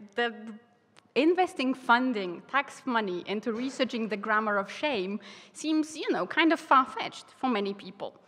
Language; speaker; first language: English; non-native, fluent; Polish